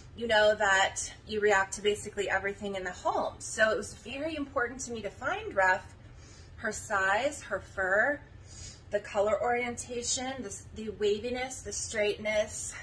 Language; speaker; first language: English; native; English